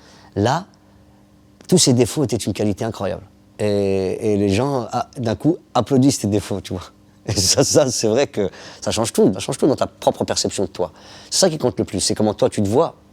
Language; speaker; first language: French; early bilingual, other home language; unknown